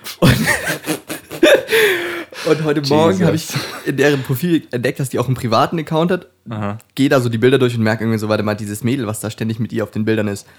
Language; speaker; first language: German; native; German